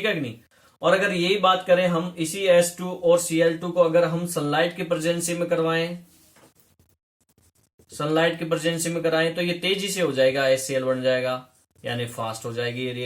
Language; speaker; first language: Hindi; native; Hindi